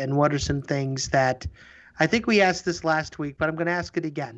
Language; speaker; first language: English; native; English